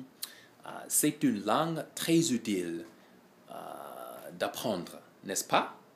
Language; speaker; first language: French; non-native, learner; English